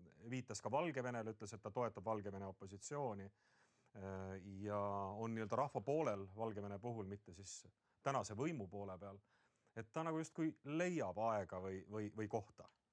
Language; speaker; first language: Estonian; native; Estonian